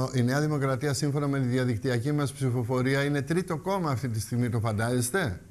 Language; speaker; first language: Greek; native; Greek